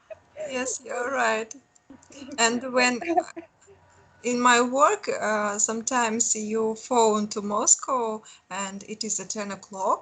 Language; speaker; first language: English; non-native, learner; Russian